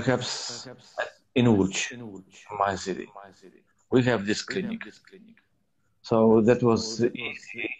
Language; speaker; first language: English; non-native, learner; Polish